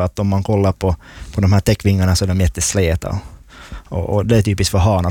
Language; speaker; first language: Swedish; native; Swedish